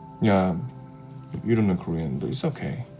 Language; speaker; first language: English; non-native, fluent; Korean